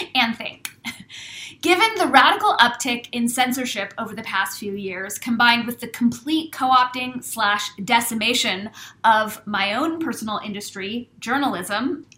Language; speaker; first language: English; native; English